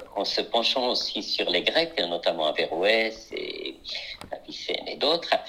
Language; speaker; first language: French; non-native, local second language; Arabic